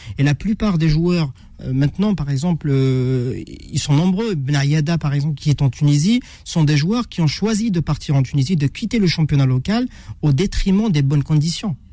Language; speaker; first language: French; non-native, local second language; Arabic